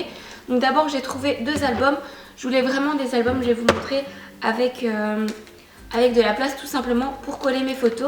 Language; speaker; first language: French; native; French